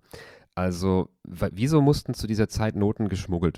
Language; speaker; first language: German; native; German